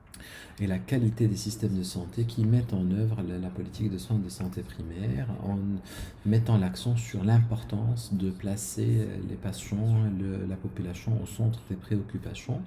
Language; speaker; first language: French; non-native, local second language; Arabic